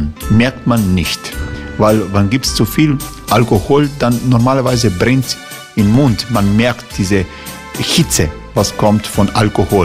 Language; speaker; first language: German; non-native, fluent; Croatian